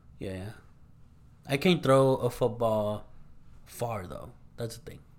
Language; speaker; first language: English; early bilingual, other home language; Spanish